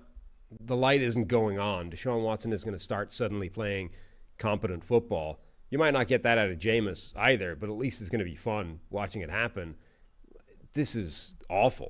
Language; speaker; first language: English; native; English